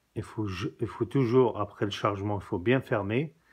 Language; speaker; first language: French; non-native, local second language; Kabyle